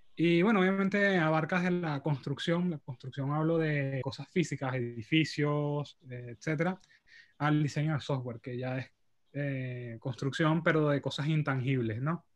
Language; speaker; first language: Spanish; native; Spanish